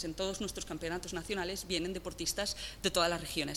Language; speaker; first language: Spanish; native; Spanish